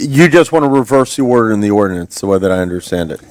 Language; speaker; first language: English; native; English